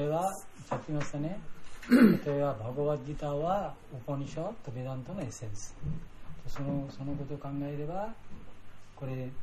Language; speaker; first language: Japanese; non-native, learner; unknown